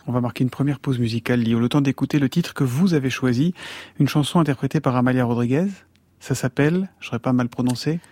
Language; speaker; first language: French; native; French